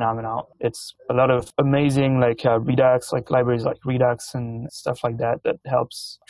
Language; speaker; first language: English; non-native, fluent; French